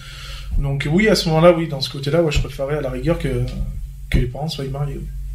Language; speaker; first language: French; native; French